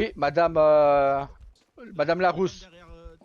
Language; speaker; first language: French; native; French